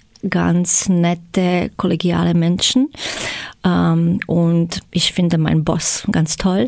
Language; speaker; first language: German; non-native, fluent; Croatian